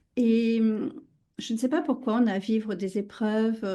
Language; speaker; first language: French; native; French